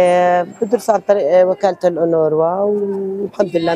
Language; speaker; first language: Arabic; native; Arabic